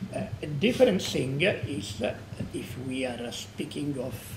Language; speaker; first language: English; non-native, fluent; Italian